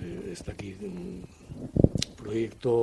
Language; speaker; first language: Basque; non-native, local second language; Spanish